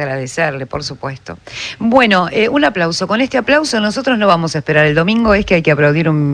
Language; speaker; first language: Spanish; native; Spanish